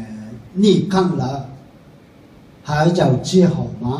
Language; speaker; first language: Chinese; non-native, learner; Japanese